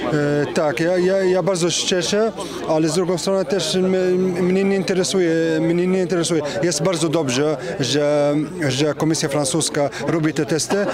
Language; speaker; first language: Polish; non-native, fluent; French